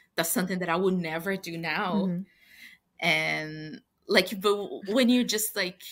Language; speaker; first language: English; non-native, fluent; Portuguese